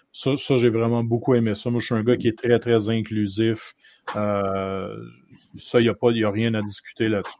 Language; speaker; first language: French; native; French